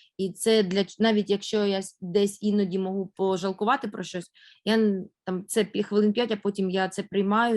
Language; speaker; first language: Ukrainian; non-native, local second language; Russian